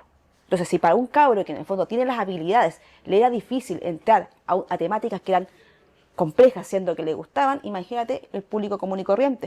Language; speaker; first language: Spanish; native; Spanish